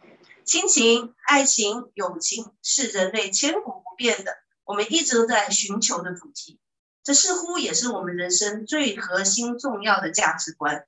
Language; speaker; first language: Chinese; native; Chinese